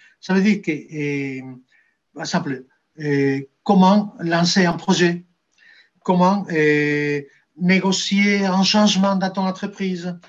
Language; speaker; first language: French; non-native, fluent; Spanish